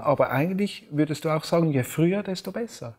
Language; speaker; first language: German; native; German